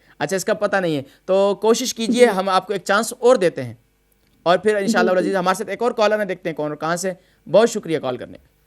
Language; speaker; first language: Urdu; native; Urdu